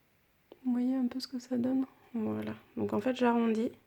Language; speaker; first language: French; native; French